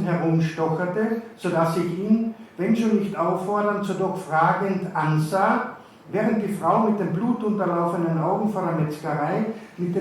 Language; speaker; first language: German; native; German